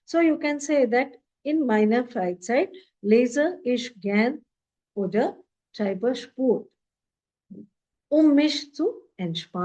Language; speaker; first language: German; non-native, fluent; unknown